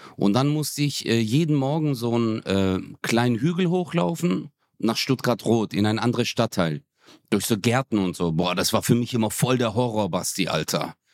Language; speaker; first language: German; early bilingual, other home language; Turkish